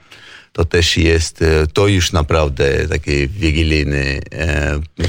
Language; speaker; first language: Polish; non-native, fluent; Georgian